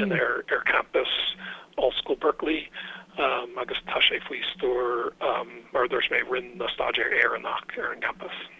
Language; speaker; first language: Irish; non-native, fluent; English